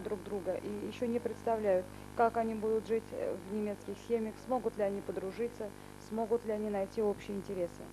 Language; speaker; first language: Russian; native; Russian